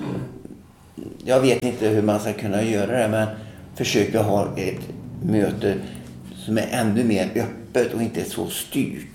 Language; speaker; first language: Swedish; native; Swedish